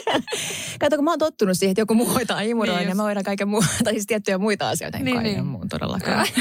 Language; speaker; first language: Finnish; native; Finnish